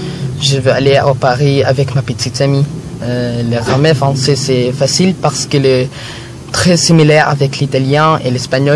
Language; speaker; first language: French; non-native, learner; Filipino